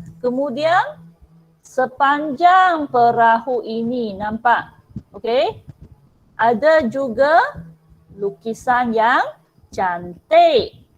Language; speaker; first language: Malay; non-native, local second language; Chinese